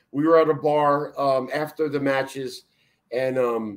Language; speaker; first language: English; native; English